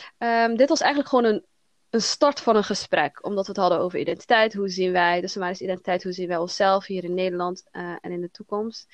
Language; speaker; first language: Dutch; early bilingual, other home language; Somali